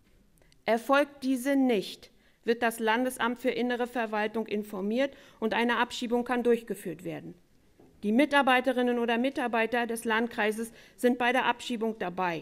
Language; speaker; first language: German; native; German